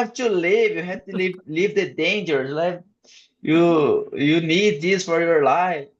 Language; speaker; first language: English; non-native, learner; Portuguese